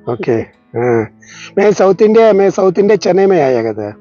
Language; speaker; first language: Hindi; non-native, local second language; Tamil